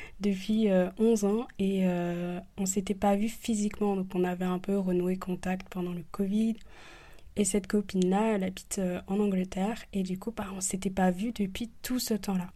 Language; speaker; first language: French; early bilingual, other home language; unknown